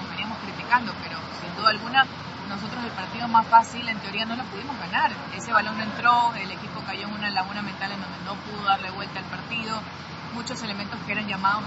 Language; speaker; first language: Spanish; native; Spanish